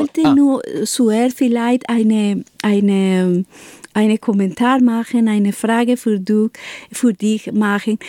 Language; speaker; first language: German; non-native, learner; Spanish